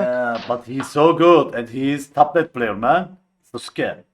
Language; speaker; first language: English; non-native, learner; Turkish